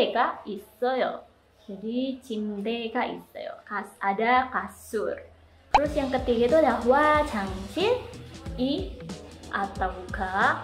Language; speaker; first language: Indonesian; native; Indonesian